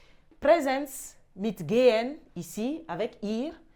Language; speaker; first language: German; non-native, fluent; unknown